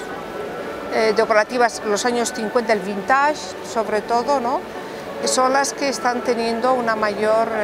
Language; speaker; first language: Spanish; native; Spanish